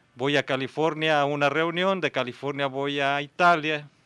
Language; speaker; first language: Spanish; native; Spanish